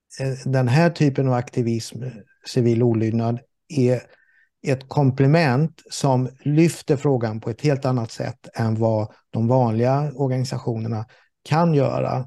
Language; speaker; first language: Swedish; native; Swedish